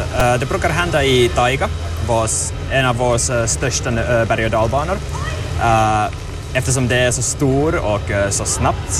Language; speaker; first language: Swedish; non-native, learner; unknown